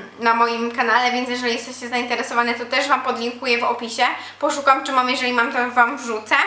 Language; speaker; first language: Polish; native; Polish